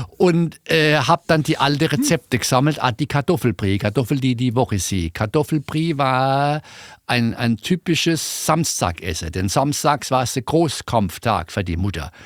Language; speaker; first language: German; native; German